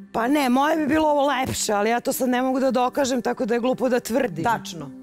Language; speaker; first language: Serbian; native; Serbian